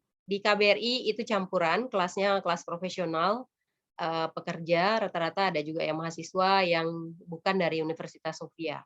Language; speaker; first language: Indonesian; native; Indonesian